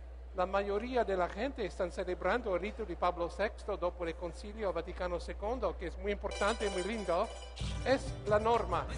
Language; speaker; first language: Spanish; non-native, learner; English